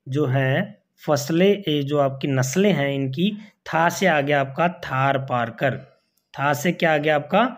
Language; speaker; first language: Hindi; native; Hindi